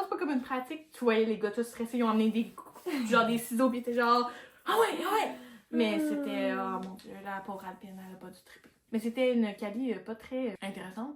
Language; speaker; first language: French; native; French